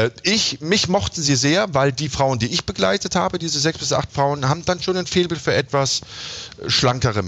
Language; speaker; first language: German; native; German